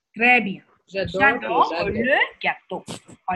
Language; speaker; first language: French; non-native, fluent; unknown